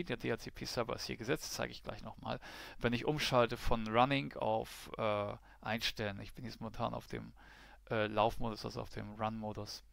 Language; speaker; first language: German; native; German